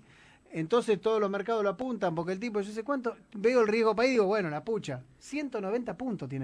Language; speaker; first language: Spanish; native; Spanish